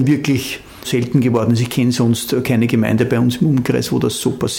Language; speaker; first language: German; native; German